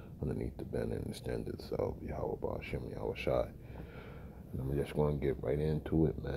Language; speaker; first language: English; native; English